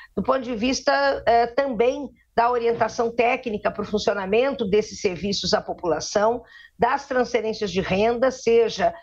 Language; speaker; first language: Portuguese; native; Portuguese